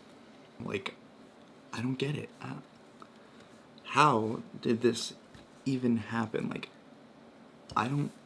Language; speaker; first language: English; native; English